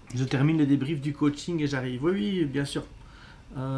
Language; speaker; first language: French; native; French